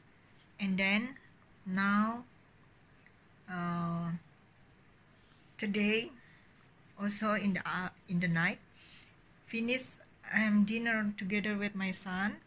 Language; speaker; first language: English; non-native, learner; Indonesian